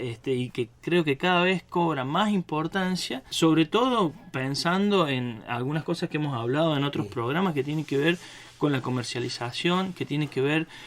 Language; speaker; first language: Spanish; native; Spanish